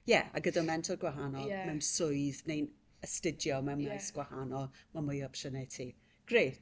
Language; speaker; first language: Welsh; native; Welsh